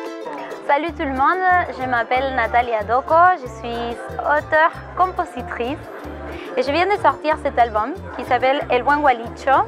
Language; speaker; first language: French; non-native, fluent; Spanish